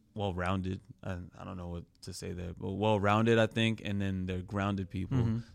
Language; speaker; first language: English; early bilingual, other home language; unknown